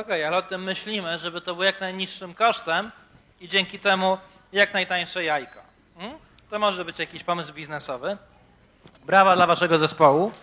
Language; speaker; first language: Polish; native; Polish